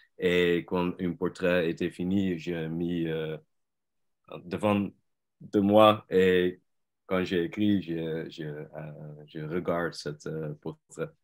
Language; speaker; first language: French; non-native, learner; Dutch